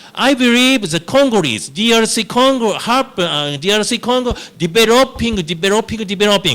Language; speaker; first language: English; non-native, learner; Japanese